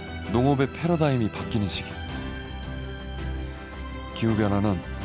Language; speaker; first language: Korean; native; Korean